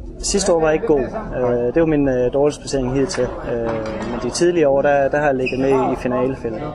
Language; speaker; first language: Danish; native; Danish